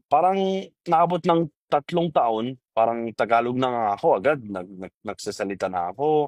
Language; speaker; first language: Filipino; non-native, fluent; Arabic